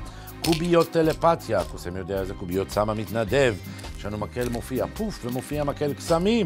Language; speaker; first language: Hebrew; native; Hebrew